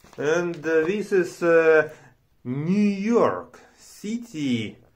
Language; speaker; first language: English; non-native, learner; Romanian